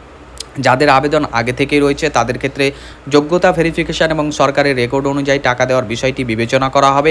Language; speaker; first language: Bangla; native; Bangla